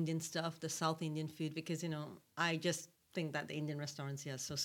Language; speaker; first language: English; non-native, local second language; Tamil